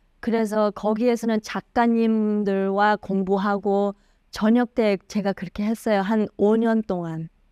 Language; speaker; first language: Korean; early bilingual, heritage; Korean